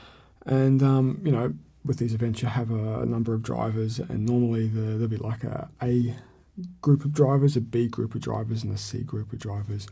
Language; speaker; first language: English; native; English